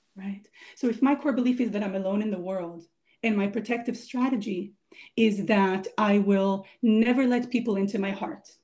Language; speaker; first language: English; non-native, fluent; Hebrew